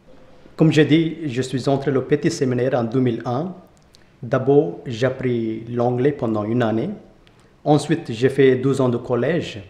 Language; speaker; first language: French; non-native, fluent; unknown